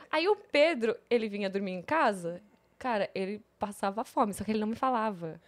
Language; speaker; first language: Portuguese; early bilingual, heritage; English